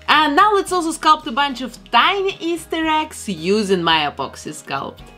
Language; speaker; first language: English; non-native, fluent; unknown